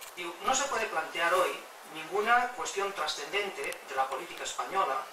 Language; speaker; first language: Spanish; non-native, local second language; Catalan